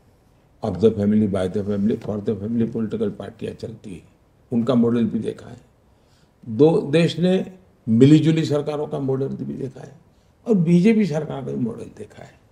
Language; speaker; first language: Hindi; non-native, local second language; Gujarati